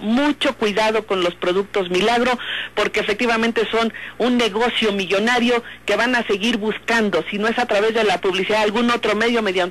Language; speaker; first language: Spanish; native; Spanish